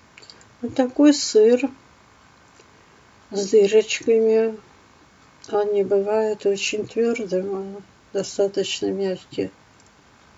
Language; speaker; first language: Russian; native; Russian